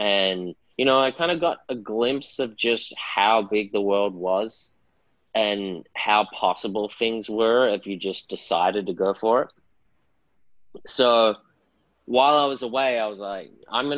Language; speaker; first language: English; native; English